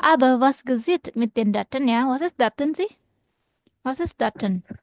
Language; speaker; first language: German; non-native, fluent; Indonesian